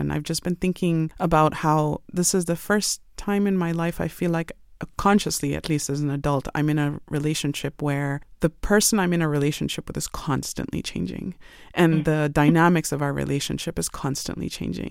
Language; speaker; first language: English; non-native, local second language; Urdu